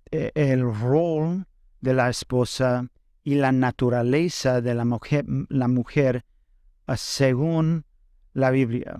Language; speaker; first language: Spanish; non-native, fluent; English